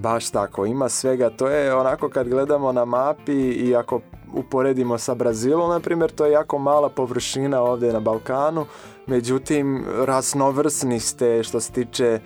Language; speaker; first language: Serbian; non-native, fluent; Portuguese